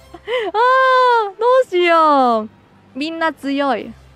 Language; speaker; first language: Japanese; non-native, learner; Cantonese